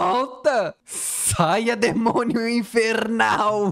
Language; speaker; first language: Portuguese; native; Portuguese